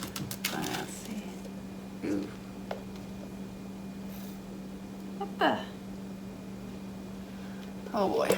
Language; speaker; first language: English; native; English